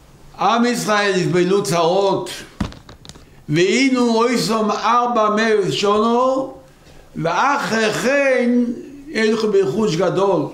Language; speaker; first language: Hebrew; non-native, local second language; Yiddish